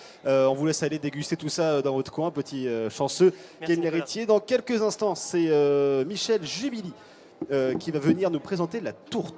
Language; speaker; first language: French; native; French